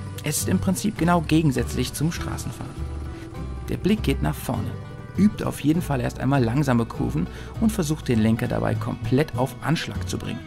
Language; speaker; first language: German; native; German